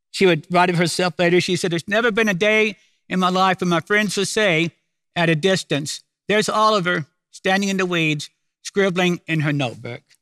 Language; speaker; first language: English; native; English